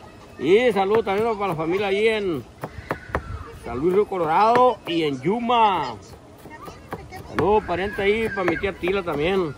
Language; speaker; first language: Spanish; native; Spanish